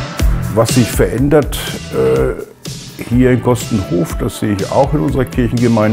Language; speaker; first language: German; native; German